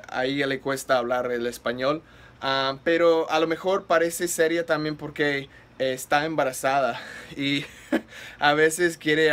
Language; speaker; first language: Spanish; non-native, fluent; English